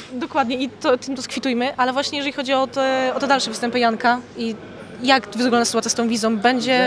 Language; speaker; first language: Polish; native; Polish